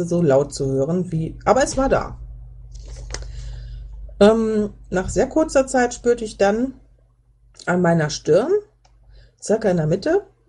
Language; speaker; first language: German; native; German